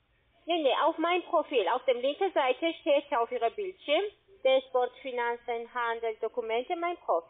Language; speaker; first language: German; non-native, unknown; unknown